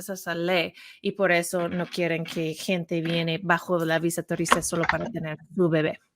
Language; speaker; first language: Spanish; non-native, fluent; English